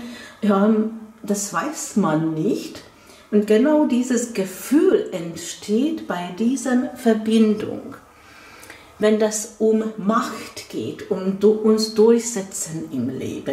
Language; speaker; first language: German; non-native, fluent; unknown